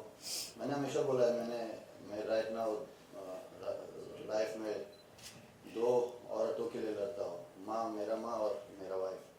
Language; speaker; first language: Hindi; non-native, fluent; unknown